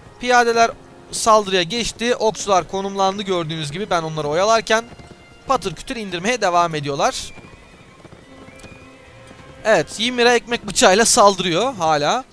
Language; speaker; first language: Turkish; native; Turkish